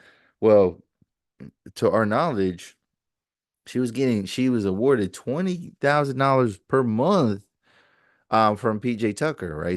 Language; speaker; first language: English; native; English